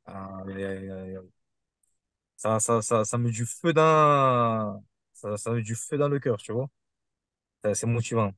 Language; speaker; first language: French; native; French